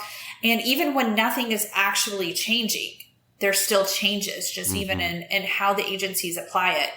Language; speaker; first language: English; native; English